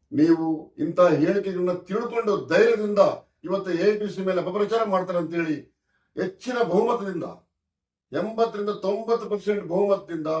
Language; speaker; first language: Kannada; native; Kannada